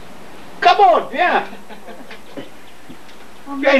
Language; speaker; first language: French; native; French